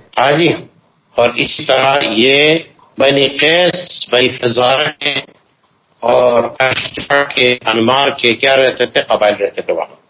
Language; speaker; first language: Urdu; non-native, local second language; Pashto